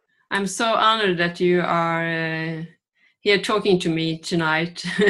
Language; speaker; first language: English; non-native, fluent; Swedish